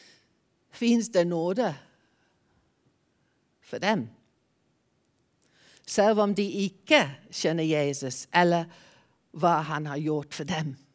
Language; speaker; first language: Norwegian; non-native, fluent; English